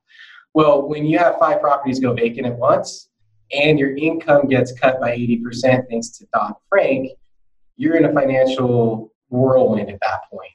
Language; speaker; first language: English; native; English